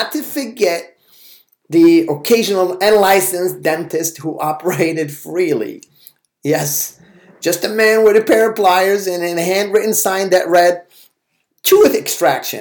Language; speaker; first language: English; non-native, fluent; Arabic